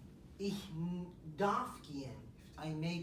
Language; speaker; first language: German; non-native, fluent; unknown